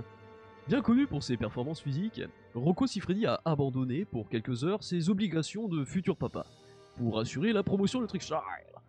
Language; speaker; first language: French; native; French